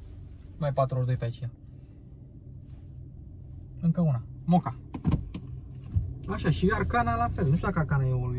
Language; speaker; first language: Romanian; native; Romanian